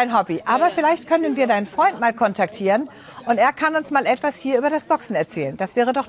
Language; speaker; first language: German; native; German